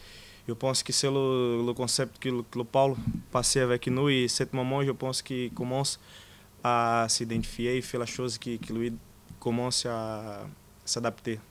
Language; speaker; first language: French; non-native, learner; Portuguese